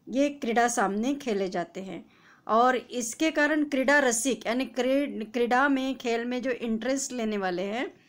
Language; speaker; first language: Hindi; non-native, local second language; Marathi